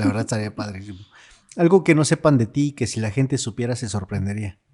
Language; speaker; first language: Spanish; native; Spanish